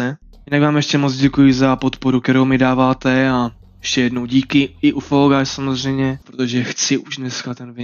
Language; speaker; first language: Czech; native; Czech